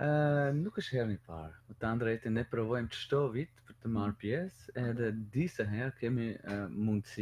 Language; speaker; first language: Albanian; non-native, learner; German